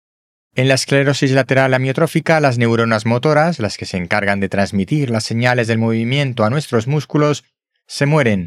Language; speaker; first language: Spanish; native; Spanish